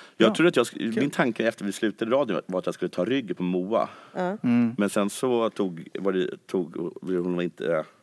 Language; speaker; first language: Swedish; native; Swedish